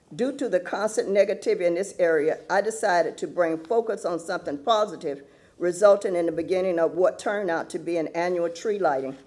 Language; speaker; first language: English; native; English